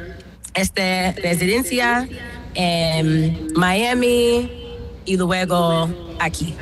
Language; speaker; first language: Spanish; non-native, learner; English